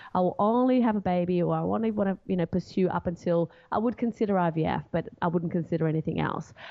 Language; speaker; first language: English; non-native, fluent; Portuguese